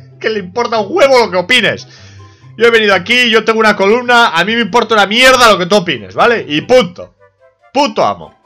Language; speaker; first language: Spanish; native; Spanish